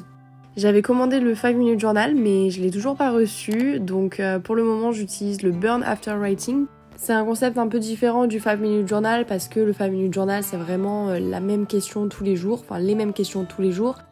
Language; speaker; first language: French; native; French